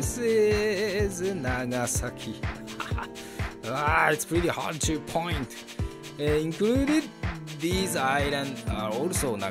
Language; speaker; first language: English; non-native, learner; Japanese